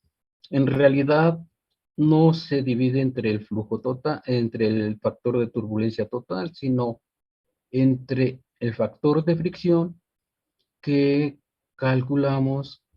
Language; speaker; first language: Spanish; native; Spanish